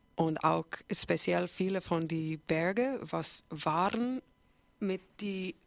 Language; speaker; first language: German; non-native, learner; English